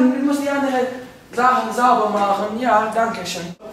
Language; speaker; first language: German; non-native, learner; Portuguese